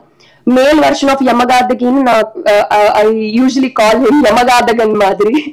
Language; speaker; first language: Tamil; non-native, learner; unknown